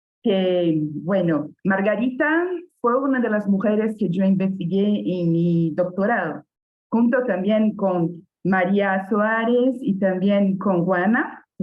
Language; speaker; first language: Spanish; non-native, fluent; Portuguese